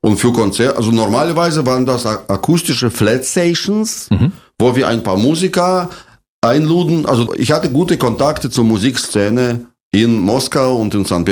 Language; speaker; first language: German; non-native, fluent; Russian